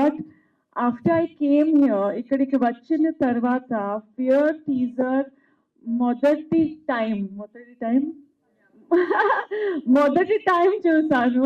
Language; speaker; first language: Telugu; non-native, fluent; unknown